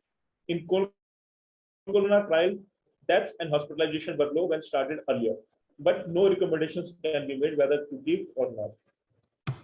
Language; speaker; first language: English; non-native, local second language; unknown